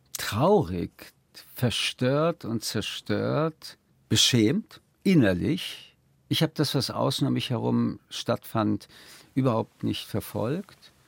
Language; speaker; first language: German; early bilingual, other home language; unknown